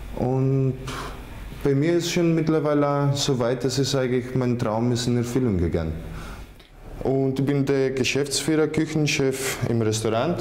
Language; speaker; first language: German; non-native, fluent; Greek